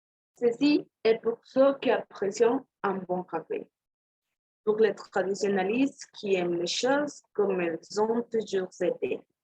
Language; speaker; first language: French; non-native, learner; Spanish